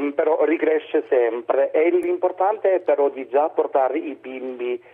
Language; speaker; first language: Italian; non-native, fluent; German